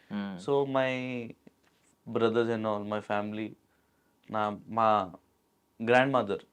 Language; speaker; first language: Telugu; non-native, local second language; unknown